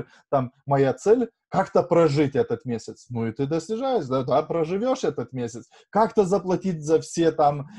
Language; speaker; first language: Russian; non-native, fluent; Lithuanian